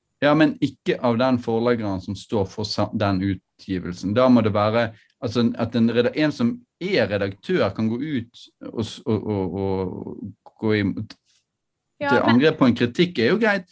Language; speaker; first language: Norwegian; native; Norwegian